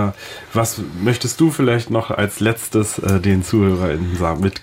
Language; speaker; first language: German; native; German